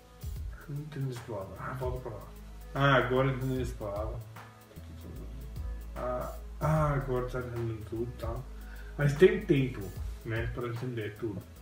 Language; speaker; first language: Portuguese; non-native, fluent; English